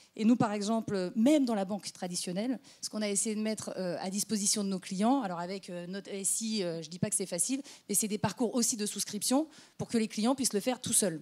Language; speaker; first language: French; native; French